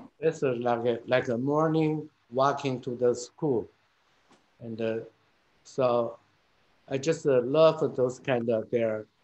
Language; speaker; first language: English; non-native, fluent; Chinese